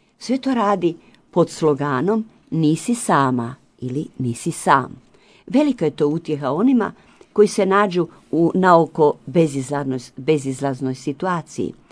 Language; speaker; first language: Croatian; native; Croatian